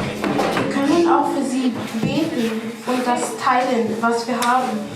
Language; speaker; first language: German; early bilingual, other home language; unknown